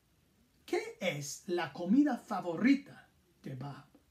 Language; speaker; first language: Spanish; non-native, fluent; English